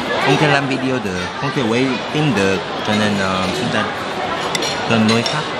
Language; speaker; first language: Vietnamese; non-native, learner; Korean